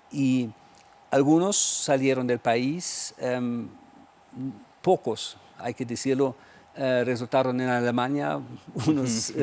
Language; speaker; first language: Spanish; non-native, fluent; German